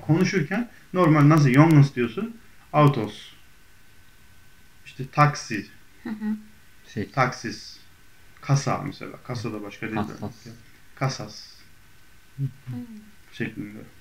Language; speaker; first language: Turkish; native; Turkish